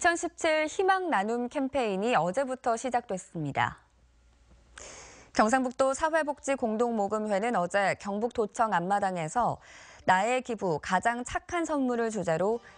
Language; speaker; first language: Korean; native; Korean